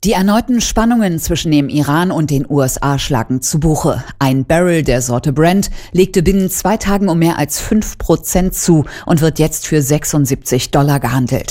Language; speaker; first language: German; native; German